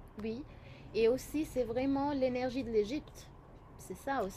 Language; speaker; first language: French; non-native, fluent; Arabic